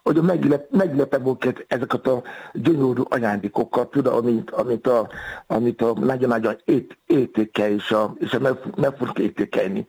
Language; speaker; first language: Hungarian; non-native, fluent; Yoruba